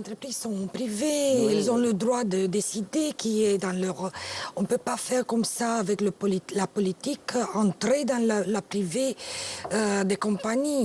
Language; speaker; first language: French; non-native, fluent; Romanian